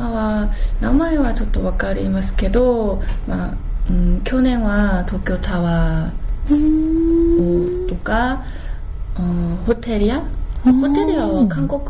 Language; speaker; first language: Japanese; non-native, learner; Korean